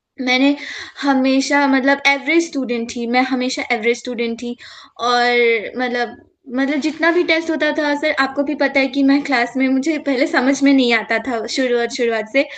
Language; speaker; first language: Hindi; non-native, local second language; Assamese